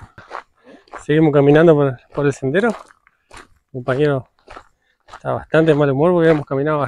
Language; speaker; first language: Spanish; native; Spanish